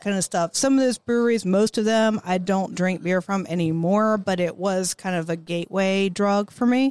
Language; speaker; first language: English; native; English